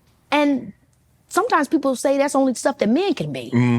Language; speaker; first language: English; native; English